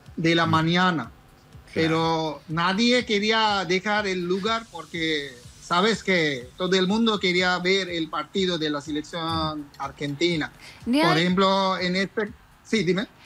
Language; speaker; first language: Spanish; non-native, learner; Bangla